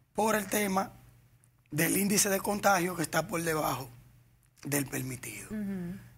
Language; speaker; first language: Spanish; native; Spanish